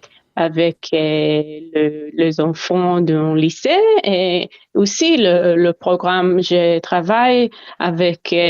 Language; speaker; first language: French; non-native, learner; Hebrew